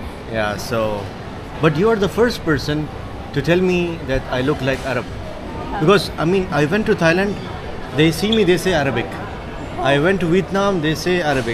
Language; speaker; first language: English; non-native, fluent; Urdu